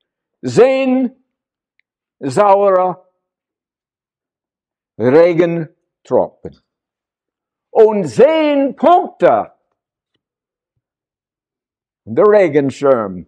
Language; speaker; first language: German; non-native, learner; English